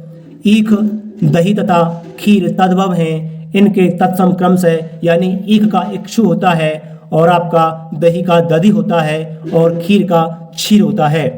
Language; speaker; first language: Hindi; native; Hindi